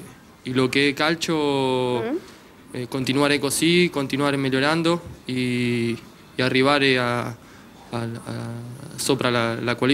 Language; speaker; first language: Italian; non-native, learner; Spanish